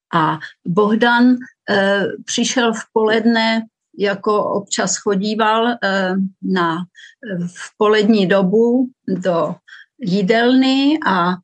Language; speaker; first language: Czech; native; Czech